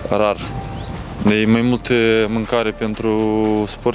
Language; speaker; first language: Romanian; non-native, local second language; Russian